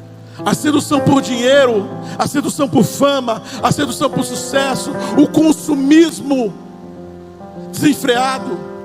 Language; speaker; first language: Portuguese; native; Portuguese